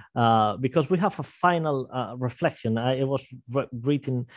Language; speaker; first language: English; non-native, fluent; Spanish